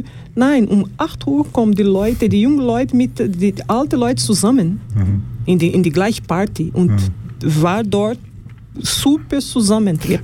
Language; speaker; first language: German; non-native, learner; Portuguese